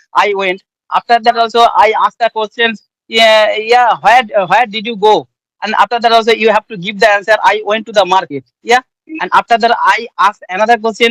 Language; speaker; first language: English; non-native, learner; Bangla